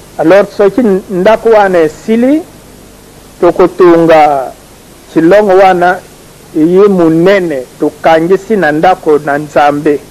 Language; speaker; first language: Lingala; non-native, local second language; Kongo